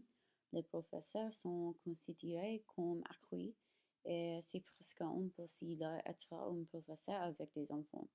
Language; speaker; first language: French; non-native, learner; English